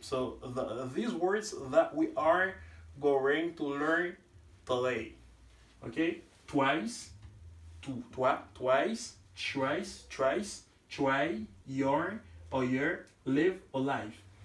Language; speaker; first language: English; non-native, fluent; Haitian Creole